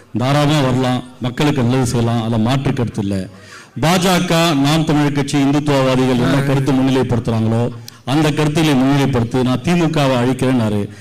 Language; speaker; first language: Tamil; native; Tamil